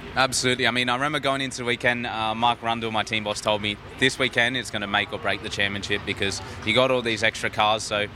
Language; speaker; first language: English; native; English